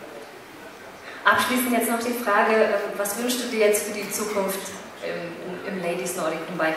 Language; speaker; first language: German; native; German